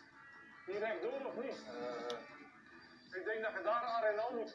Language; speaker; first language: Dutch; native; Dutch